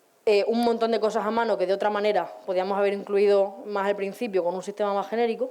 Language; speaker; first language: Spanish; native; Spanish